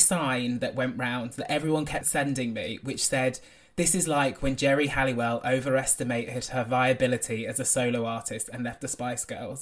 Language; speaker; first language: English; native; English